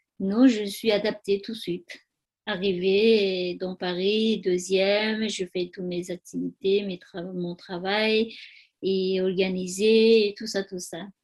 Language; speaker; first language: French; non-native, learner; Tibetan